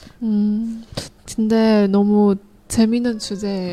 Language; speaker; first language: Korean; non-native, fluent; Chinese